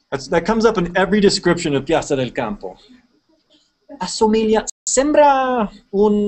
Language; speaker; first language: Italian; non-native, fluent; English